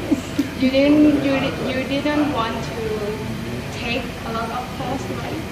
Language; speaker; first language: English; non-native, learner; Thai